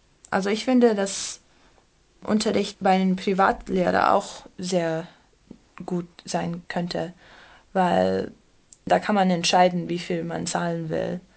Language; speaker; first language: German; non-native, fluent; English